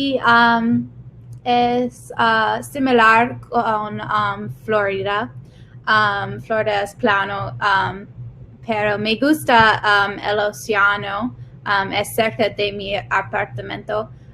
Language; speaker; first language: Spanish; non-native, learner; English